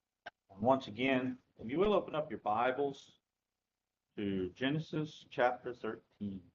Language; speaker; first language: English; native; English